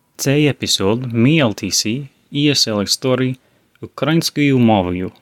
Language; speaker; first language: Ukrainian; non-native, learner; English